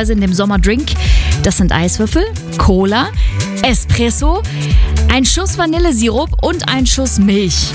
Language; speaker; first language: German; native; German